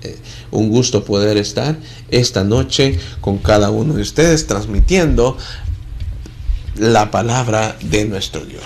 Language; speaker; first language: Spanish; native; Spanish